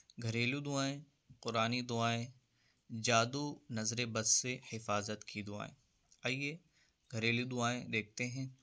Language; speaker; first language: Urdu; native; Urdu